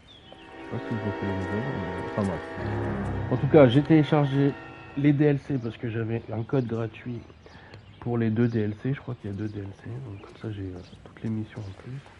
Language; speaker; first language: French; native; French